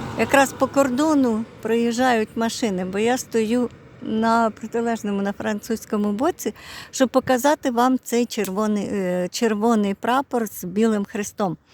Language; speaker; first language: Ukrainian; non-native, local second language; Russian